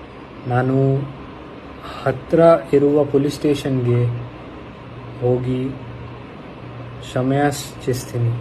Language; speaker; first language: Kannada; non-native, learner; Hindi